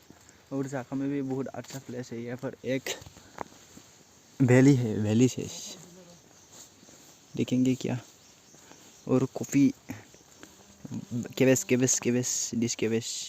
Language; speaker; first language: Hindi; non-native, local second language; Assamese